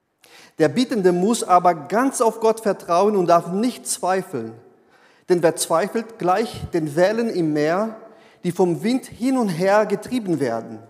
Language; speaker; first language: German; non-native, fluent; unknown